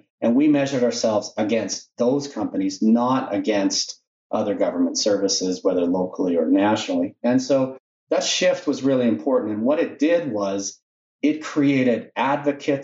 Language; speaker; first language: English; native; English